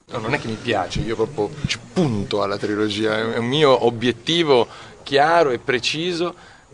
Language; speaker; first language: Italian; native; Italian